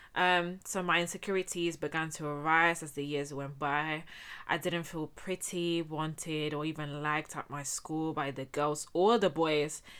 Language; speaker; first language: English; early bilingual, heritage; Spanish